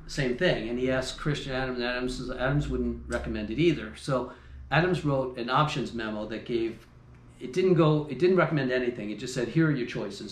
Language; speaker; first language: English; native; English